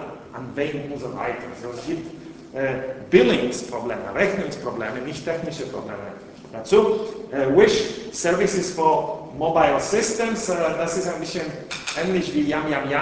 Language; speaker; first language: German; non-native, fluent; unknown